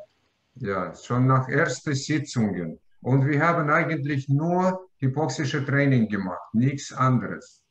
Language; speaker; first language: German; non-native, learner; Russian